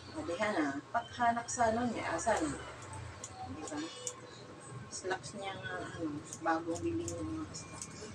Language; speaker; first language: Filipino; non-native, local second language; Cebuano